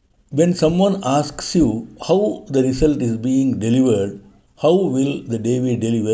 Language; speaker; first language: English; non-native, local second language; Tamil